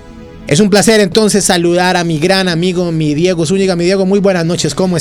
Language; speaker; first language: Spanish; native; Spanish